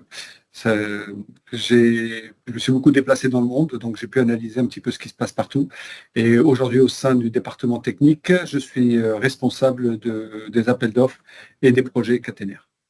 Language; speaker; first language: French; native; French